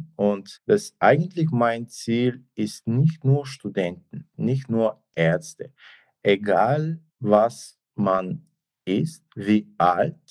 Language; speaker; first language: German; non-native, fluent; Bulgarian